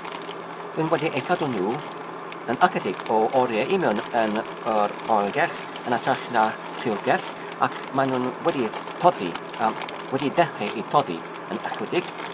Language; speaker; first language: Welsh; non-native, learner; Polish